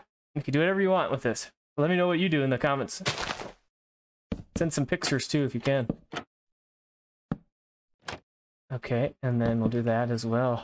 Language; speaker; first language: English; native; English